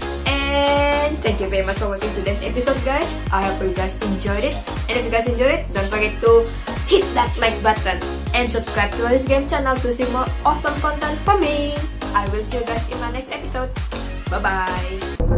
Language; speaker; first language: English; non-native, fluent; Indonesian